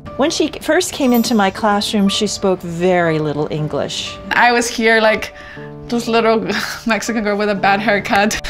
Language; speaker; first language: English; early bilingual, other home language; Spanish